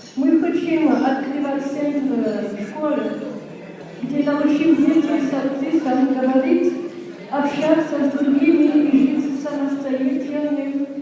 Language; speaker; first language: Russian; non-native, fluent; French